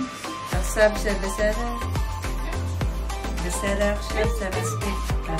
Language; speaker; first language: Hebrew; non-native, learner; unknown